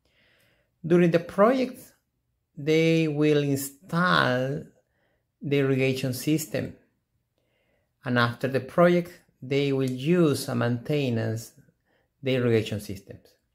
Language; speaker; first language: English; non-native, fluent; Spanish